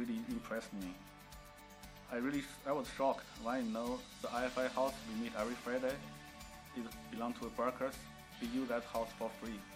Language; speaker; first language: English; non-native, fluent; Chinese